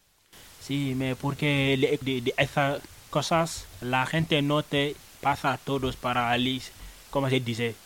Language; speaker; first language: Spanish; non-native, learner; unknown